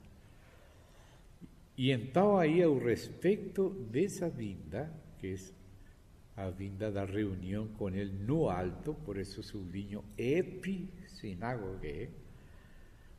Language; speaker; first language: Portuguese; non-native, fluent; Spanish